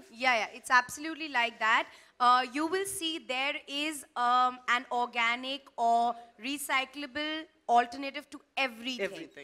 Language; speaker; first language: English; non-native, local second language; Hindi